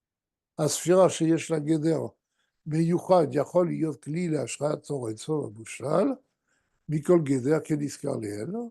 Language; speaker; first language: Hebrew; non-native, fluent; French